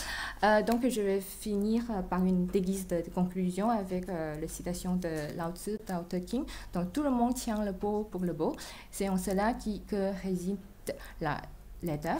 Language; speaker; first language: French; non-native, fluent; Chinese